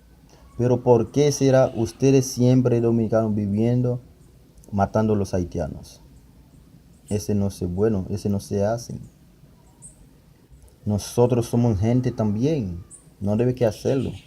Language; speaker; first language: Spanish; non-native, learner; Haitian Creole